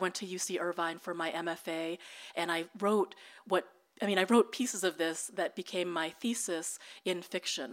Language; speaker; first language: English; early bilingual, other home language; Filipino